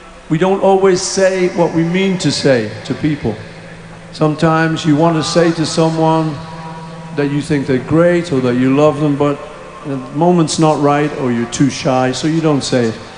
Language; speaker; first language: English; native; English